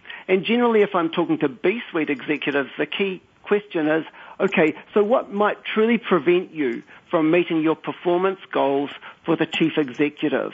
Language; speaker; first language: English; native; English